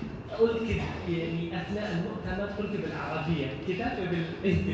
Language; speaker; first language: Arabic; non-native, fluent; Indonesian